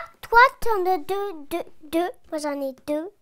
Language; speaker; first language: French; native; French